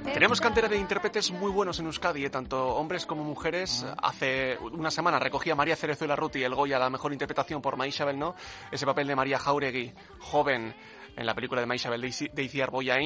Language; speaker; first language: Spanish; native; Spanish